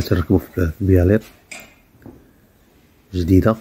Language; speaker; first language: Arabic; native; Arabic